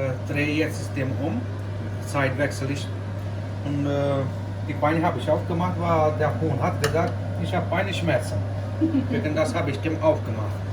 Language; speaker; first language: German; non-native, learner; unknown